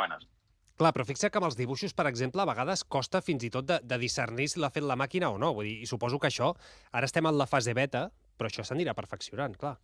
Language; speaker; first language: Catalan; native; Catalan